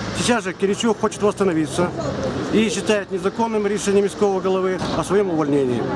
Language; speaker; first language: Russian; non-native, local second language; Ukrainian